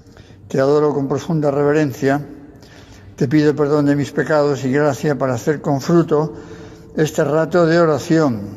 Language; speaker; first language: Spanish; native; Spanish